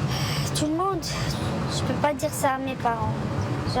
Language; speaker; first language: French; non-native, learner; Arabic